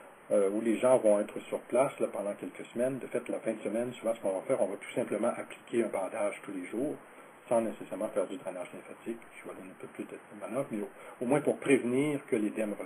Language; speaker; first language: French; native; French